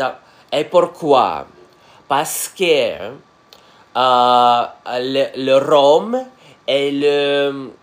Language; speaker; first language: French; non-native, learner; Russian